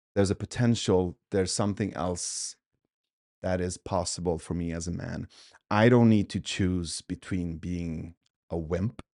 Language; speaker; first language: English; early bilingual, other home language; Swedish